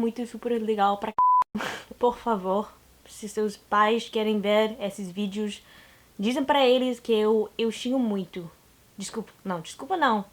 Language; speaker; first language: Portuguese; non-native, learner; English